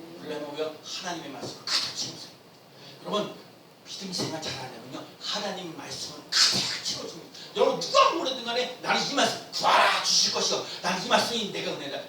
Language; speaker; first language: Korean; native; Korean